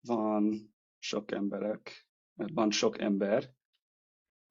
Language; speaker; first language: Hungarian; non-native, learner; English